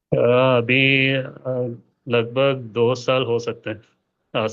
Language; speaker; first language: Hindi; non-native, local second language; Telugu